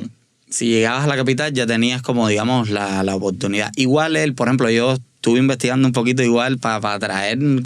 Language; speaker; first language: Spanish; native; Spanish